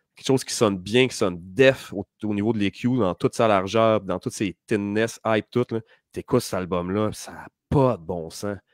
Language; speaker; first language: French; native; French